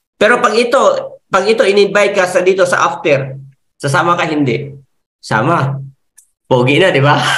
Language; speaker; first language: Filipino; non-native, local second language; Masbatenyo